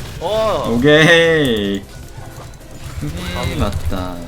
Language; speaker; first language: Korean; native; Korean